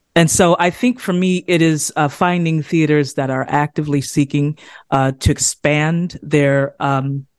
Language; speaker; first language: English; native; English